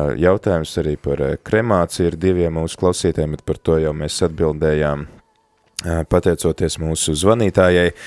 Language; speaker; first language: Latvian; native; Latvian